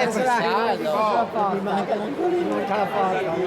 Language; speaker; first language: Italian; native; Italian